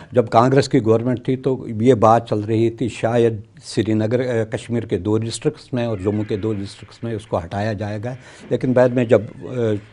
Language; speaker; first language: Hindi; non-native, local second language; Kashmiri